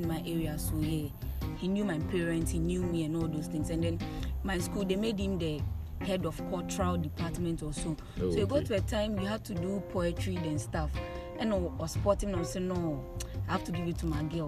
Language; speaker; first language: English; non-native, local second language; Akan